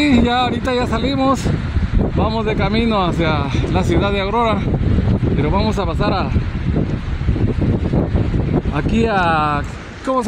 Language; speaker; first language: Spanish; native; Spanish